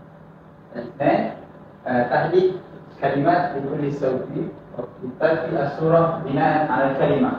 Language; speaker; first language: Arabic; non-native, learner; Malay